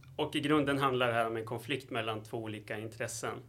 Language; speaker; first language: Swedish; native; Swedish